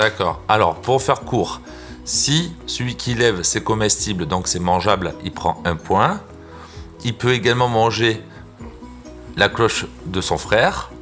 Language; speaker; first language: French; native; French